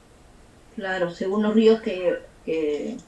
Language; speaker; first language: Spanish; native; Spanish